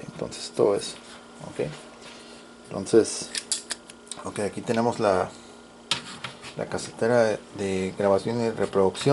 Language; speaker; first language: Spanish; native; Spanish